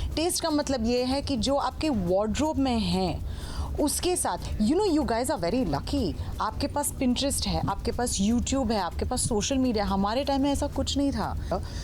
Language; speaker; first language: Hindi; non-native, local second language; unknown